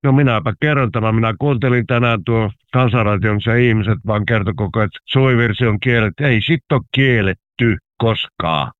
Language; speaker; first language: Finnish; native; Finnish